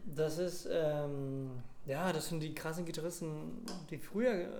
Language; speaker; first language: German; non-native, fluent; Spanish